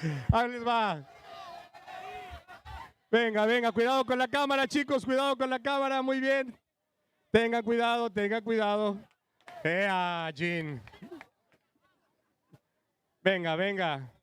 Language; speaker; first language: Spanish; native; Spanish